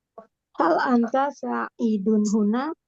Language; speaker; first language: Arabic; non-native, learner; Indonesian